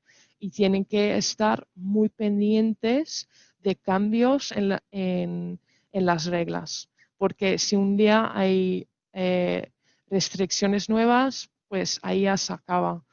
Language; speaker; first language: Spanish; non-native, fluent; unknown